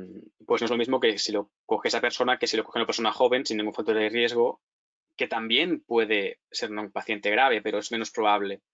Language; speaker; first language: Spanish; native; Spanish